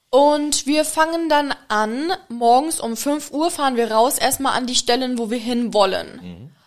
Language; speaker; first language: German; non-native, fluent; Czech